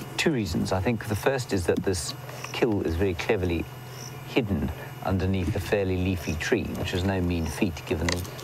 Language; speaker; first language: English; native; English